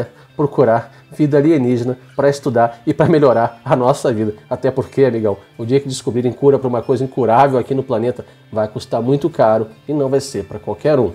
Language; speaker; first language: Portuguese; native; Portuguese